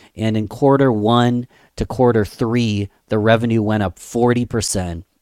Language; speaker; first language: English; native; English